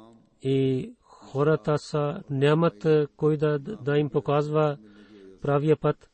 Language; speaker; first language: Bulgarian; non-native, fluent; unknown